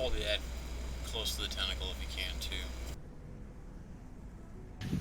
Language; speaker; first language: English; native; English